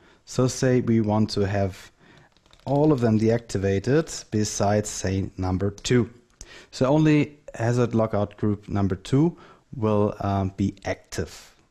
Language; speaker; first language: English; non-native, fluent; German